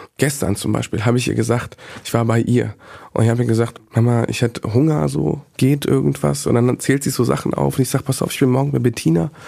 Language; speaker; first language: German; early bilingual, other home language; Bosnian